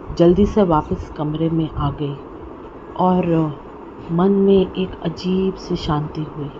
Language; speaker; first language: Hindi; non-native, local second language; Punjabi